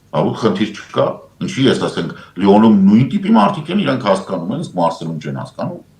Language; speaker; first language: Armenian; native; Armenian